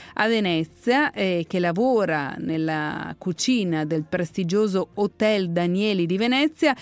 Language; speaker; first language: Italian; native; Italian